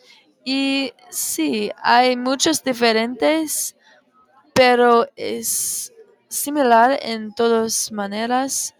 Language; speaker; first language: Spanish; non-native, learner; English